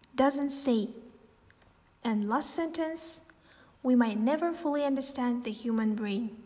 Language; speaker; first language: English; non-native, fluent; Kazakh